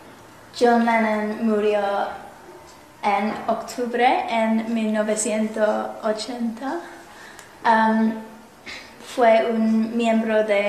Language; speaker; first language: Spanish; non-native, learner; English